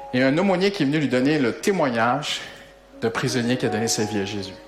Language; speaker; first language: French; native; French